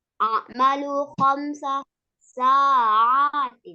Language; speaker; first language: Arabic; non-native, learner; Indonesian